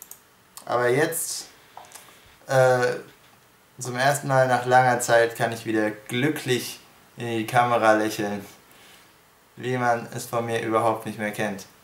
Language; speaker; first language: German; native; German